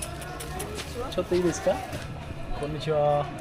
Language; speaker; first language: Japanese; non-native, learner; Sinhala